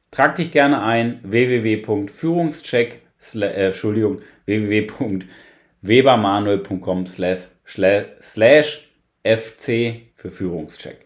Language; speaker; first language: German; native; German